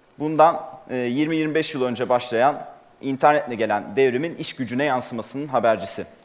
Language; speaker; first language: Turkish; native; Turkish